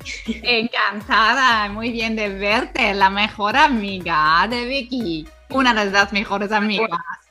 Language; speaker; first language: Spanish; non-native, fluent; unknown